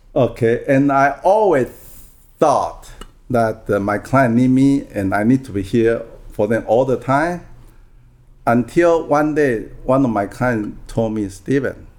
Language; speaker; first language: English; non-native, fluent; Min Nan Chinese